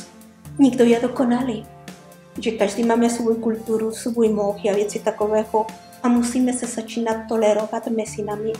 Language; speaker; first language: Czech; non-native, learner; Spanish